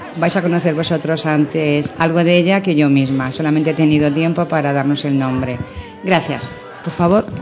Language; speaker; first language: Spanish; native; Spanish